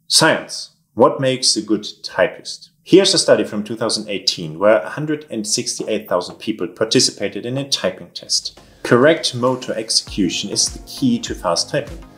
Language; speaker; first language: English; non-native, fluent; German